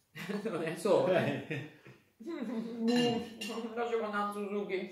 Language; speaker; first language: Japanese; non-native, learner; Italian